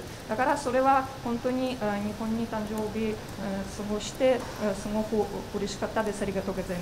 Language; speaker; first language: Japanese; non-native, fluent; Russian